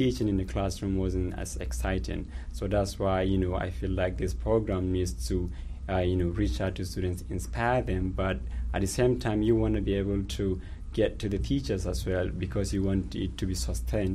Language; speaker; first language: English; non-native, local second language; Hausa